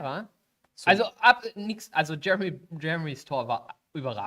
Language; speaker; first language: German; native; German